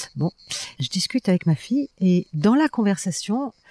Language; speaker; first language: French; native; French